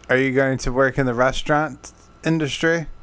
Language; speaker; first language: English; native; English